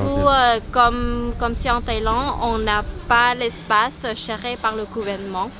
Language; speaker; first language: French; non-native, learner; Thai